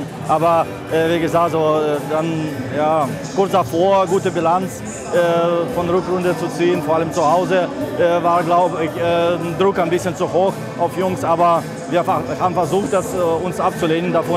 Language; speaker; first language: German; non-native, fluent; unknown